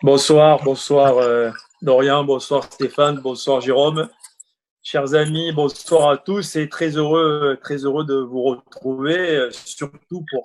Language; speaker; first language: French; native; French